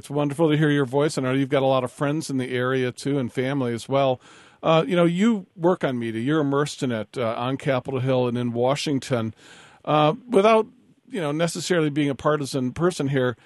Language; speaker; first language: English; native; English